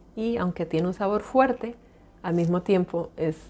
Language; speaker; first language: Spanish; native; Spanish